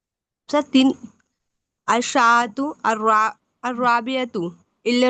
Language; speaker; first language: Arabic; non-native, learner; Urdu